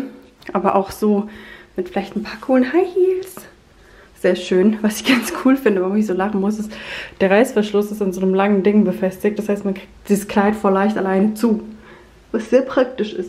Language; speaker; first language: German; native; German